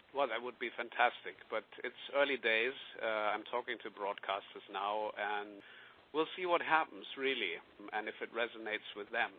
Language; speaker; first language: English; non-native, fluent; German